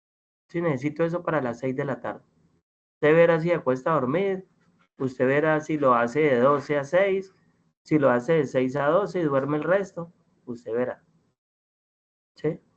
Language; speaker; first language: Spanish; native; Spanish